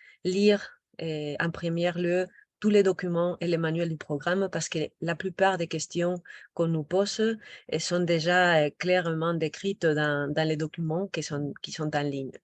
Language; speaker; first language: French; non-native, local second language; Spanish